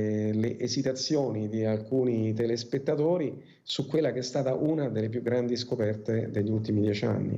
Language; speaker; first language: Italian; native; Italian